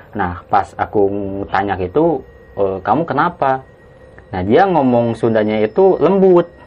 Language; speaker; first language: Indonesian; non-native, local second language; Sundanese